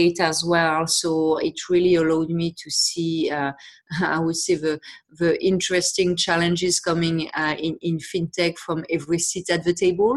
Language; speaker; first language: English; non-native, fluent; French